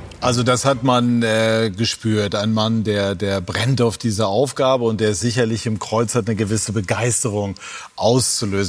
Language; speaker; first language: German; native; German